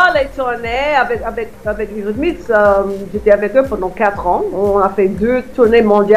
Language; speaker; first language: French; non-native, fluent; English